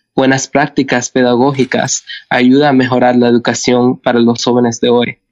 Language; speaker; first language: Spanish; early bilingual, other home language; English